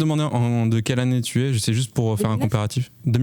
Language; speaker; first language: French; native; French